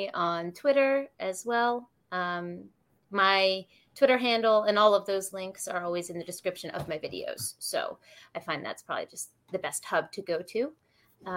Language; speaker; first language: English; native; English